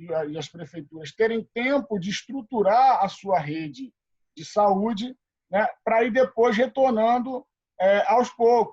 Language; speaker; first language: Portuguese; native; Portuguese